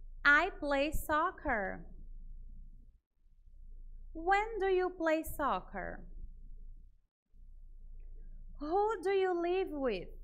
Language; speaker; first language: English; non-native, fluent; Portuguese